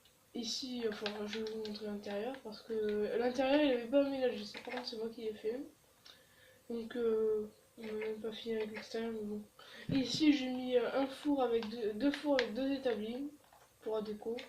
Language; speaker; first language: French; native; French